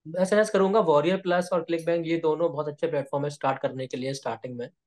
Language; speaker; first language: Hindi; native; Hindi